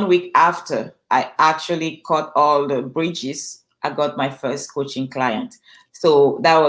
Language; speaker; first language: English; non-native, local second language; French